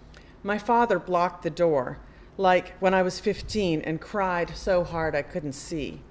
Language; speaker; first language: English; native; English